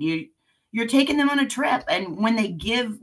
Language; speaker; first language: English; native; English